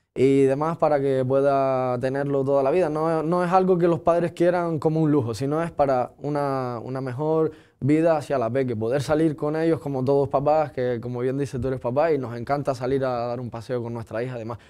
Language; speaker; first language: Spanish; native; Spanish